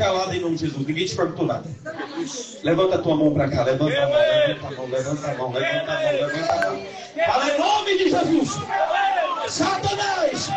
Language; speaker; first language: Portuguese; native; Portuguese